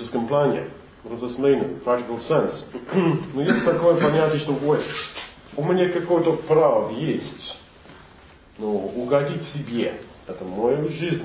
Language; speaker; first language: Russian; non-native, fluent; English